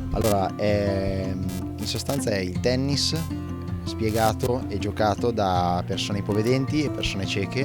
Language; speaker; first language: Italian; native; Italian